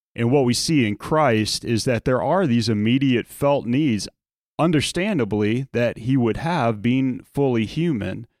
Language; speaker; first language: English; native; English